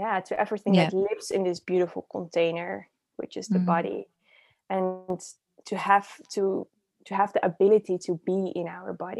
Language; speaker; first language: English; non-native, fluent; Dutch